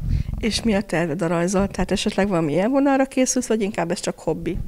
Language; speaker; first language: Hungarian; native; Hungarian